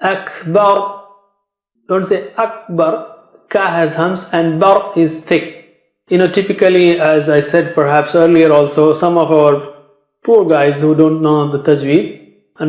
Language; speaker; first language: English; non-native, fluent; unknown